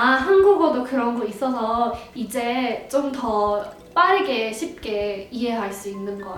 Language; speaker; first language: Korean; non-native, fluent; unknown